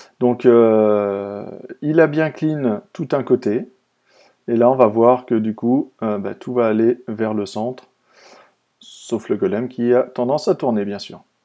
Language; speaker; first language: French; native; French